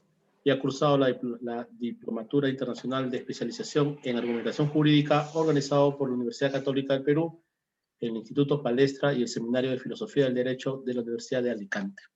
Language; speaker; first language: Spanish; native; Spanish